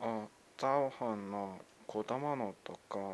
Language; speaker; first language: Japanese; non-native, learner; Mongolian